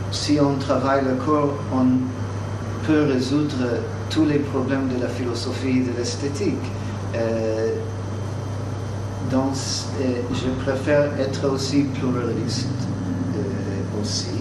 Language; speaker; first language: French; non-native, fluent; English